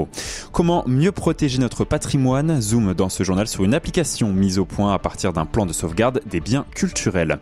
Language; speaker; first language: French; native; French